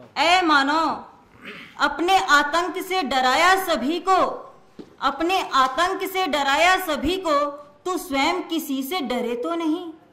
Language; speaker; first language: Hindi; native; Hindi